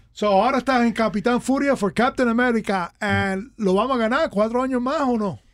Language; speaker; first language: Spanish; early bilingual, other home language; English